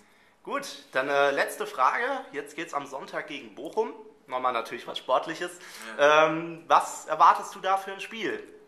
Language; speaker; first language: German; native; German